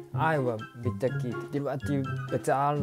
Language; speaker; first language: Indonesian; non-native, learner; Japanese